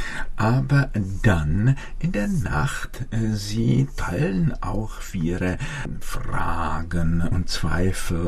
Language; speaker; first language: German; non-native, fluent; Czech